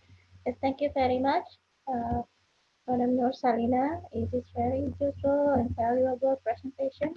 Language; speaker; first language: English; non-native, fluent; Indonesian